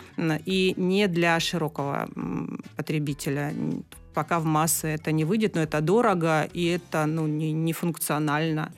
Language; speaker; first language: Russian; native; Russian